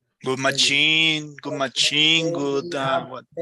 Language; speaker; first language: English; non-native, learner; Spanish